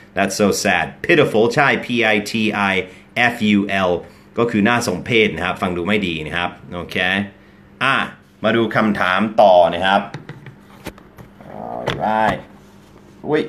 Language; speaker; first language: Thai; non-native, fluent; English